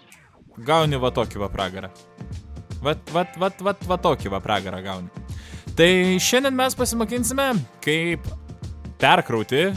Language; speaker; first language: Lithuanian; native; Lithuanian